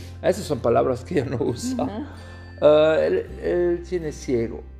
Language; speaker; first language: Spanish; non-native, learner; German